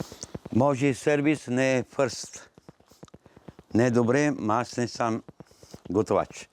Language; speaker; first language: Bulgarian; non-native, learner; Italian